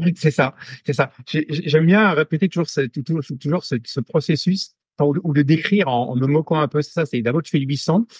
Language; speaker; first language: French; native; French